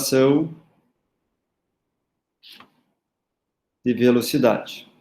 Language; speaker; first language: Portuguese; native; Portuguese